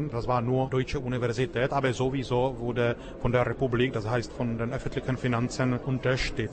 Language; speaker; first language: German; non-native, fluent; Czech